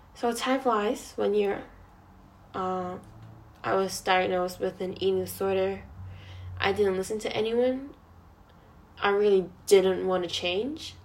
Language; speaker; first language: English; non-native, local second language; Cantonese